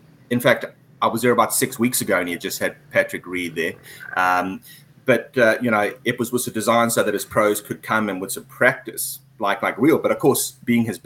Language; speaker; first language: English; native; English